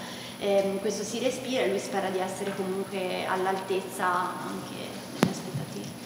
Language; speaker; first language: Italian; native; Italian